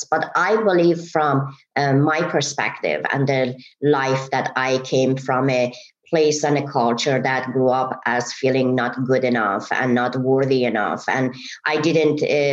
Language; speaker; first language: English; non-native, fluent; Persian